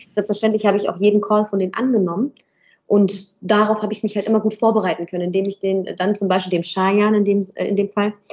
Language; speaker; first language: German; early bilingual, other home language; Arabic